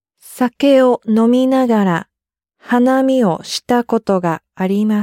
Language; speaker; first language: Japanese; non-native, learner; English